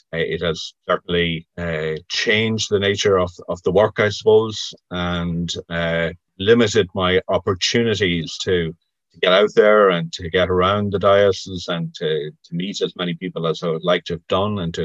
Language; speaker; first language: English; native; English